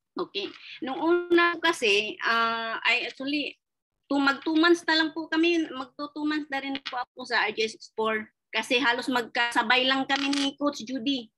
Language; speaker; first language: Filipino; non-native, local second language; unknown